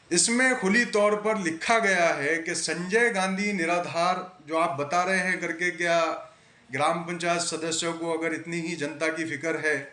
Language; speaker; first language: Hindi; non-native, local second language; Marathi